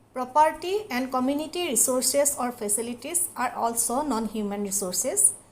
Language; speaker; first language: English; non-native, local second language; Assamese